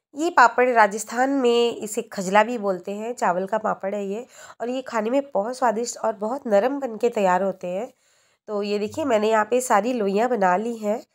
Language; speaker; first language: Hindi; native; Hindi